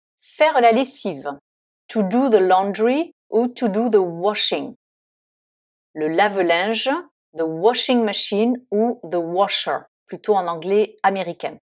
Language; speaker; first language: French; native; French